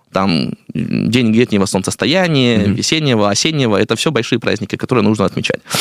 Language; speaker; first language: Russian; non-native, fluent; Chinese